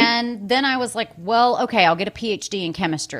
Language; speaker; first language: English; native; English